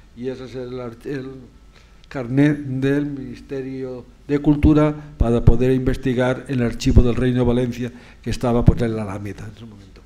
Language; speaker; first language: Spanish; native; Spanish